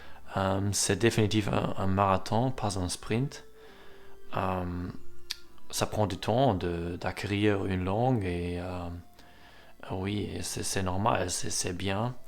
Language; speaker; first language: French; non-native, learner; German